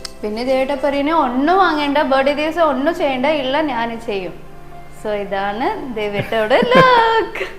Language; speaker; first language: Malayalam; non-native, learner; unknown